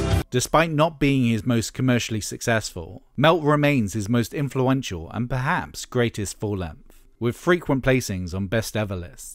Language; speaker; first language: English; native; English